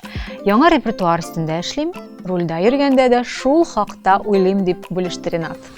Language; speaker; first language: Tatar; native; Tatar